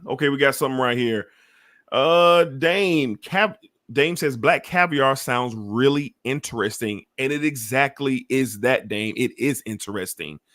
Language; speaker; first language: English; native; English